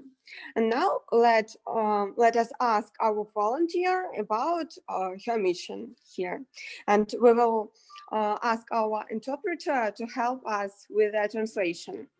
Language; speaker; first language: English; non-native, fluent; Russian